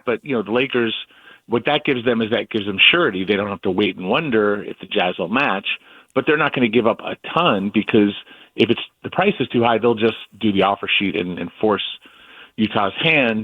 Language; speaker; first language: English; native; English